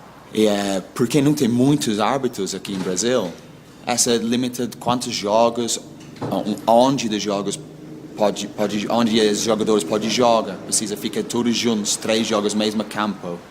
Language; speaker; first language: Portuguese; non-native, learner; English